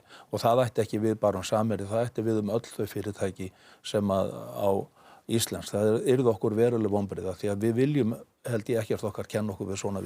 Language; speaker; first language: Icelandic; native; Icelandic